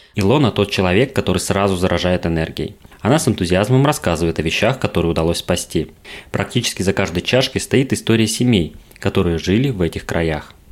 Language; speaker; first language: Russian; native; Russian